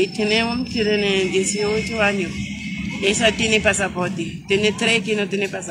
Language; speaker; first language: Spanish; non-native, learner; Haitian Creole